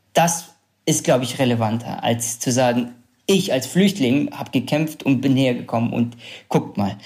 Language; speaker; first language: German; early bilingual, other home language; Kurdish